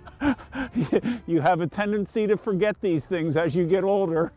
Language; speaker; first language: English; native; English